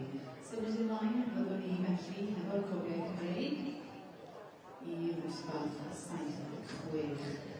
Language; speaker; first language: Welsh; native; Welsh